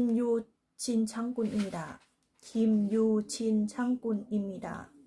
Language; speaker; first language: Korean; non-native, learner; Thai